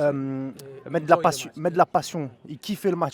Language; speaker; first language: French; native; French